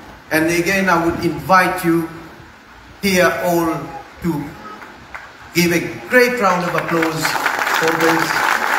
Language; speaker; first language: English; non-native, local second language; Morisyen